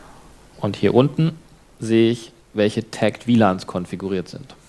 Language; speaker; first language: German; native; German